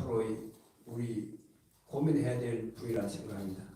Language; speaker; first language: Korean; native; Korean